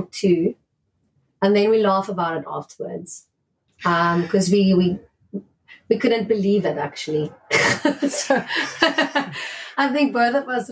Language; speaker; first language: English; non-native, local second language; Afrikaans